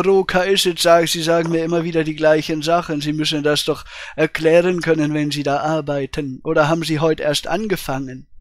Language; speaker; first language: German; native; German